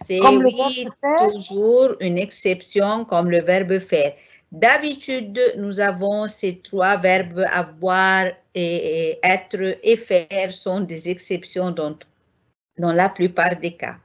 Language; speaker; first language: French; non-native, fluent; Arabic